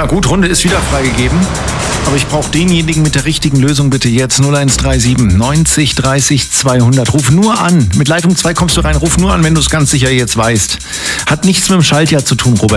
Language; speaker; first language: German; native; German